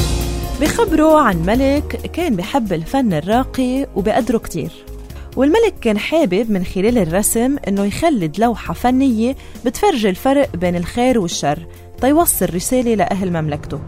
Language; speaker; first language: Arabic; native; Arabic